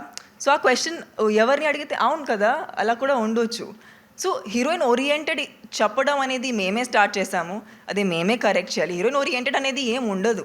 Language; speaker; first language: Telugu; non-native, local second language; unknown